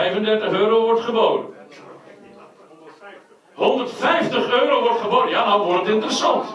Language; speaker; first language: Dutch; native; Dutch